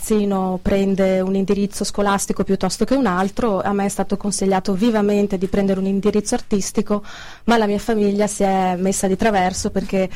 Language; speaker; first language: Italian; native; Italian